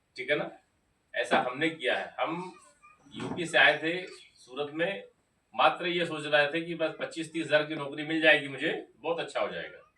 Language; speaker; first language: Hindi; native; Hindi